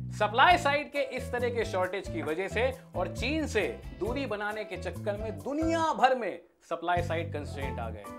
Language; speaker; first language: Hindi; native; Hindi